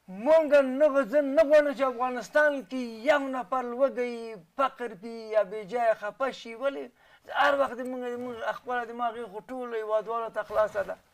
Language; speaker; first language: Pashto; native; Pashto